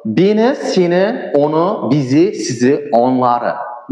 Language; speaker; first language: Turkish; non-native, fluent; Uzbek